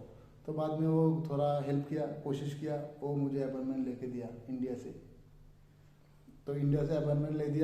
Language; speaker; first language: Hindi; non-native, learner; Bangla